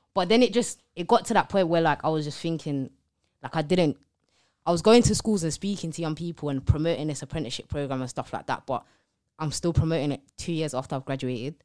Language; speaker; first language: English; native; English